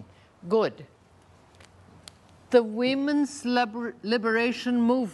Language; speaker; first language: English; non-native, fluent; Portuguese